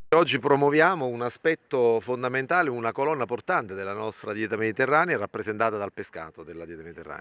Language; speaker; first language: Italian; native; Italian